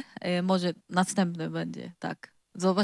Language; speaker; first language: Polish; non-native, learner; Chinese